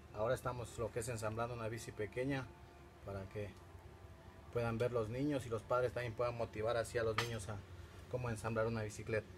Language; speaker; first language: Spanish; native; Spanish